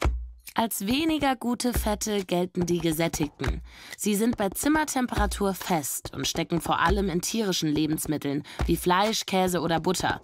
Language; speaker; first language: German; native; German